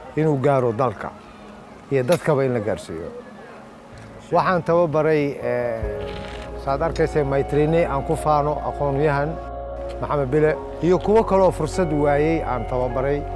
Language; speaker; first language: Somali; non-native, local second language; Maay